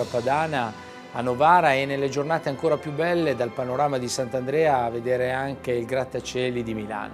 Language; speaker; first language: Italian; native; Italian